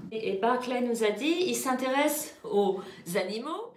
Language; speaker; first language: French; native; French